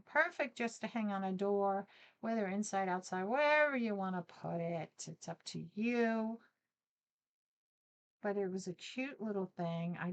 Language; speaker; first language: English; native; English